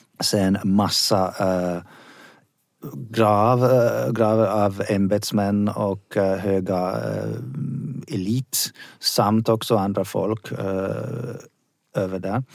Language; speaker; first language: Swedish; non-native, fluent; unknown